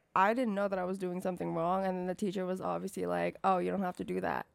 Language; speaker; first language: English; early bilingual, other home language; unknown